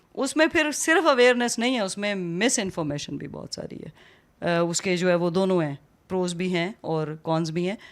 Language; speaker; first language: Urdu; non-native, local second language; Pahari-Potwari